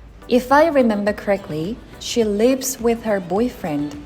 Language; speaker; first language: English; non-native, fluent; Korean